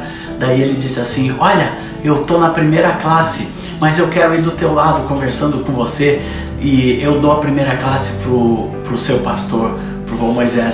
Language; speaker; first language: Portuguese; native; Portuguese